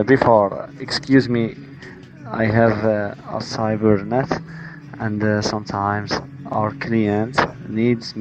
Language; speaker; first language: English; non-native, learner; Arabic